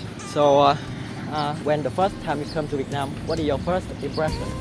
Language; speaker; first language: English; non-native, learner; Vietnamese